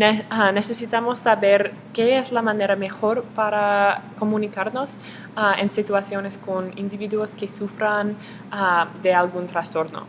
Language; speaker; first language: Spanish; non-native, learner; English